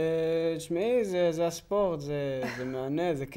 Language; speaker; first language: Hebrew; native; Hebrew